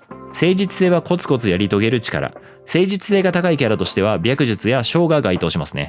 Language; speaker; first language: Japanese; native; Japanese